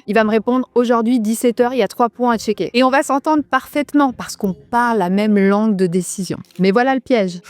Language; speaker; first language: French; native; French